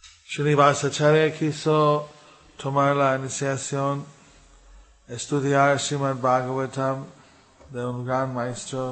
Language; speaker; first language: Spanish; non-native, fluent; English